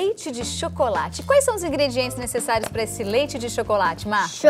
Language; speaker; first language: Portuguese; native; Portuguese